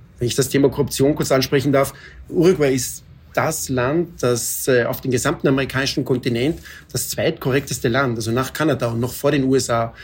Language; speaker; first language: German; native; German